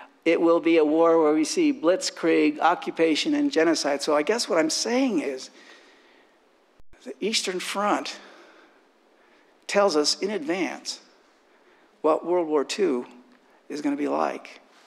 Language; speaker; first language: English; native; English